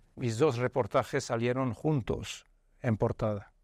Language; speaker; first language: Spanish; non-native, fluent; Arabic